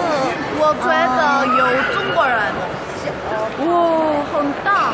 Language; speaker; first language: Chinese; non-native, learner; Korean